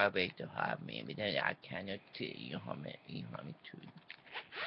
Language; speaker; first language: English; non-native, learner; Japanese